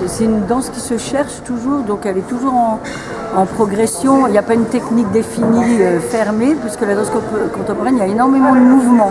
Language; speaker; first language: French; native; French